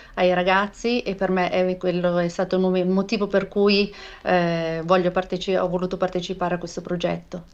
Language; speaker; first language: Italian; native; Italian